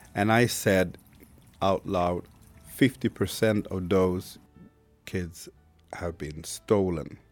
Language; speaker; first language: English; non-native, fluent; Swedish